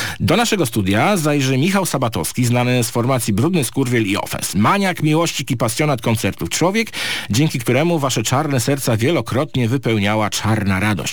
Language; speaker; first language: Polish; native; Polish